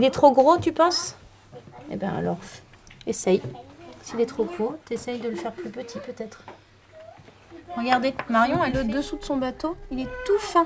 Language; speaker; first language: French; native; French